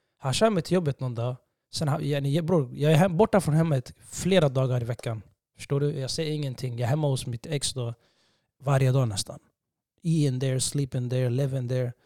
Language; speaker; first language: Swedish; early bilingual, other home language; Somali